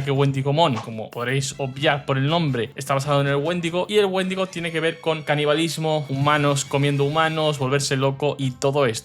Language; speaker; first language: Spanish; native; Spanish